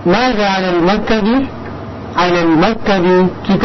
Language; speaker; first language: Arabic; non-native, learner; Indonesian